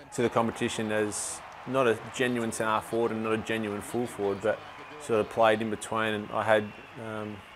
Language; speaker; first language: English; native; English